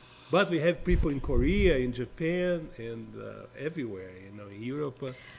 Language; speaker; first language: English; non-native, fluent; Portuguese